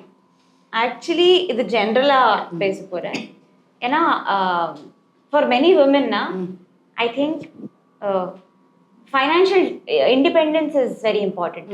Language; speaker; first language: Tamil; non-native, learner; Telugu